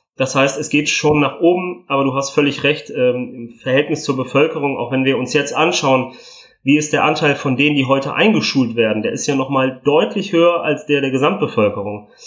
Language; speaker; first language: German; early bilingual, other home language; Italian